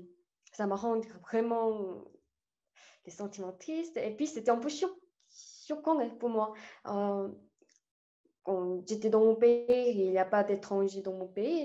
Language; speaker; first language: French; non-native, learner; Korean